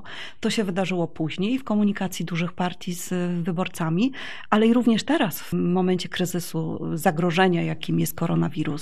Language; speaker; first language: Polish; native; Polish